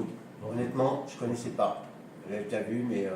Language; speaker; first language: French; native; French